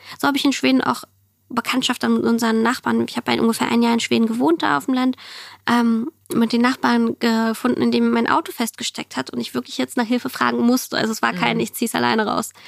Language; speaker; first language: German; early bilingual, other home language; Russian